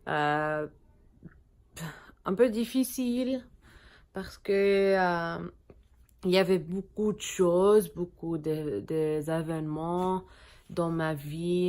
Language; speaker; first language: French; non-native, learner; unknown